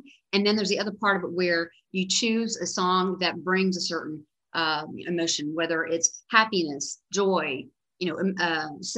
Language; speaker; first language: English; native; English